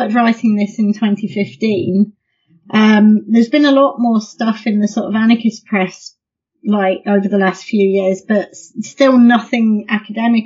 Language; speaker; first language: English; native; English